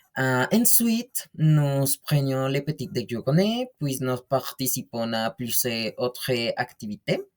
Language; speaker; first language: French; non-native, learner; Spanish